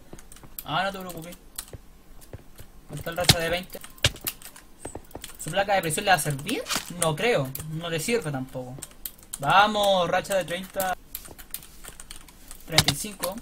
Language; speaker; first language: Spanish; native; Spanish